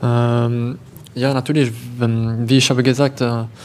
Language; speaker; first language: German; non-native, learner; French